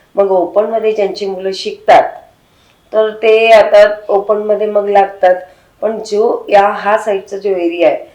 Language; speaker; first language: Marathi; non-native, local second language; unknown